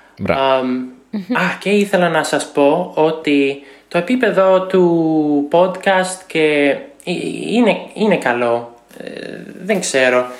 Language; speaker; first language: Greek; non-native, fluent; English